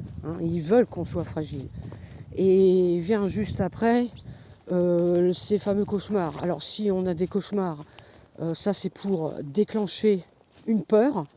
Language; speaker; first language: French; native; French